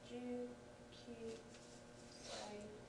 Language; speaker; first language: Japanese; non-native, learner; English